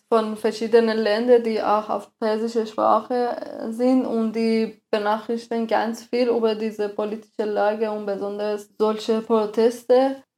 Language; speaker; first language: German; non-native, fluent; Persian